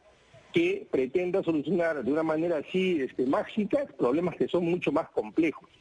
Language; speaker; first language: Spanish; native; Spanish